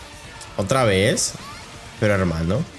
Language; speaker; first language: Spanish; native; Spanish